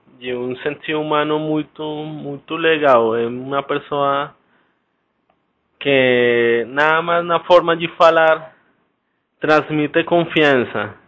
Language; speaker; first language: Portuguese; non-native, fluent; Spanish